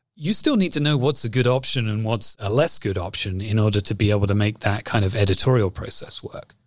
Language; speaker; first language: English; native; English